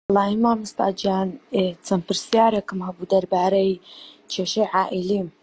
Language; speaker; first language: Central Kurdish; native; Central Kurdish